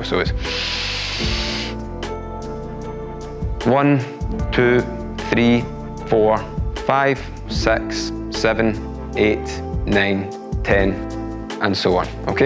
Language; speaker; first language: English; native; English